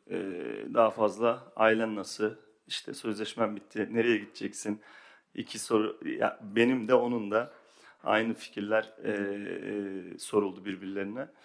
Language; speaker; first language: Turkish; early bilingual, heritage; Turkish